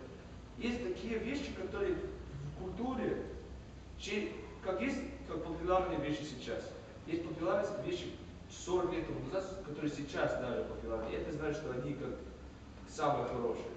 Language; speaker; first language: Russian; non-native, fluent; English